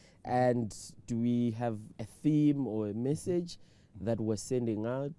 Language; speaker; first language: English; non-native, local second language; Shona